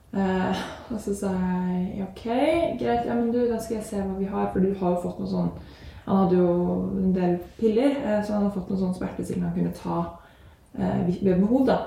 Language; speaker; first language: Norwegian; native; Norwegian